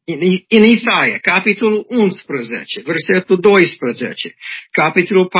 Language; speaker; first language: Romanian; non-native, learner; English